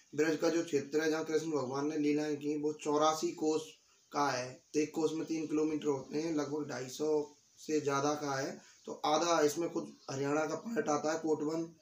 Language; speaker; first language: Hindi; native; Hindi